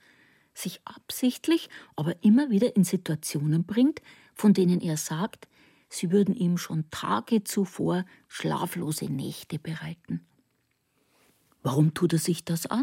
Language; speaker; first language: German; native; German